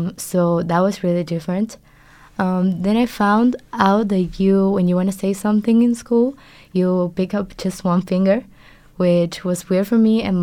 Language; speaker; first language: English; non-native, fluent; Spanish